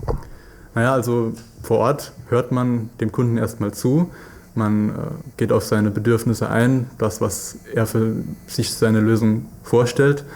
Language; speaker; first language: German; native; German